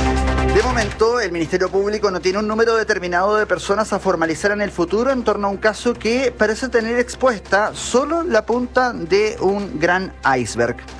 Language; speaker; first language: Spanish; native; Spanish